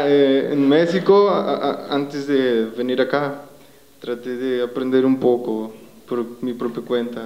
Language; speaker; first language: Portuguese; non-native, learner; Spanish